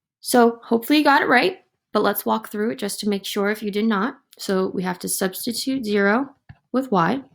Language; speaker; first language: English; native; English